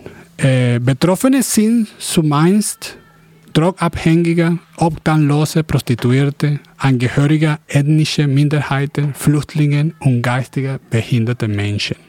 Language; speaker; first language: German; non-native, fluent; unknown